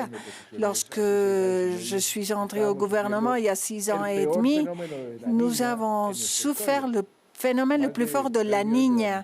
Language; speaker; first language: French; non-native, fluent; Spanish